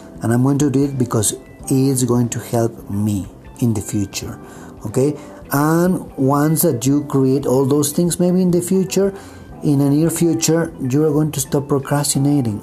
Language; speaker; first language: English; non-native, fluent; Spanish